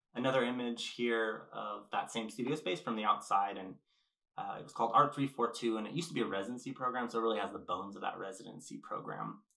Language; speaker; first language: English; native; English